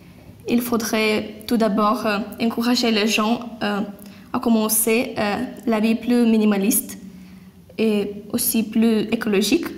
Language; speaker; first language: French; non-native, learner; Lithuanian